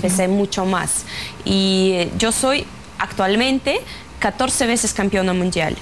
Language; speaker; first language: Spanish; non-native, fluent; Russian